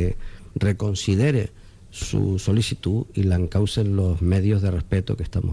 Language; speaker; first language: Spanish; native; Spanish